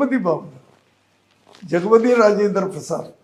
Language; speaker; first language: Telugu; non-native, learner; Tamil